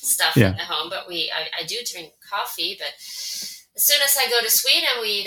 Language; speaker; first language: English; non-native, fluent; Swedish